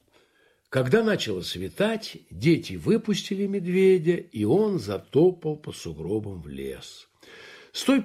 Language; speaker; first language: Russian; native; Russian